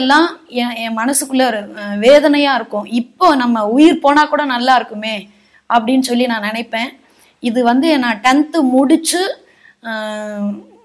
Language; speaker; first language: Tamil; native; Tamil